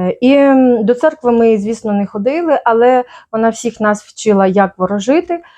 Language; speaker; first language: Ukrainian; native; Ukrainian